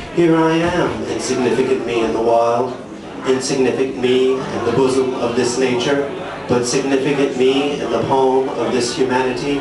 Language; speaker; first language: English; native; English